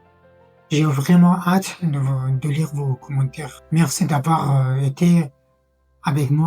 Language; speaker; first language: French; non-native, fluent; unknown